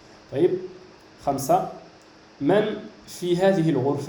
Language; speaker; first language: Arabic; non-native, fluent; French